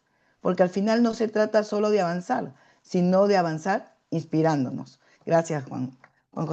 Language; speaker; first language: Spanish; native; Spanish